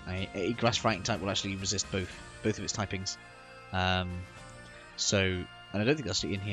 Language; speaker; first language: English; native; English